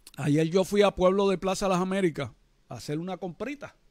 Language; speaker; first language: Spanish; native; Spanish